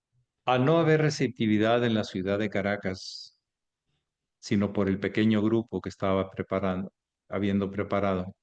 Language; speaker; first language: Spanish; native; Spanish